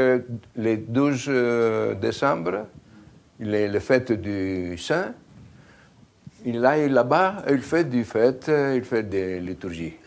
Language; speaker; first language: French; non-native, fluent; Greek